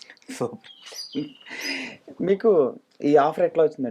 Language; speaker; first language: Telugu; native; Telugu